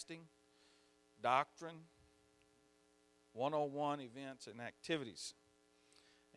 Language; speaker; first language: English; native; English